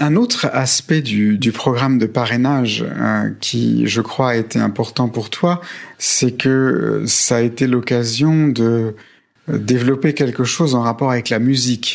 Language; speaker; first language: French; native; French